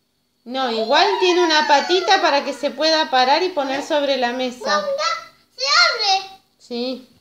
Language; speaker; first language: Spanish; native; Spanish